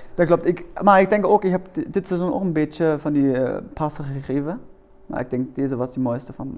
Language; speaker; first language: Dutch; non-native, learner; German